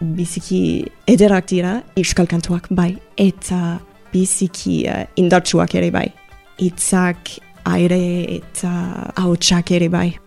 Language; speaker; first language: Basque; non-native, learner; English